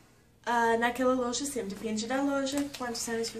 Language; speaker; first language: Portuguese; non-native, fluent; English